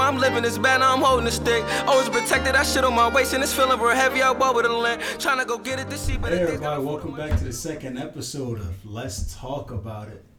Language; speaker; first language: English; native; English